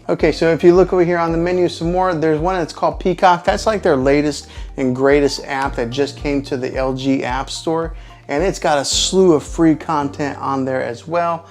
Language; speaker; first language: English; native; English